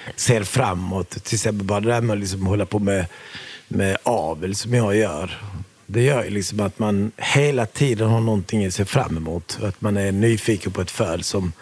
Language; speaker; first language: Swedish; early bilingual, other home language; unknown